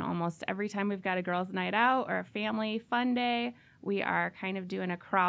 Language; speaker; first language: English; native; English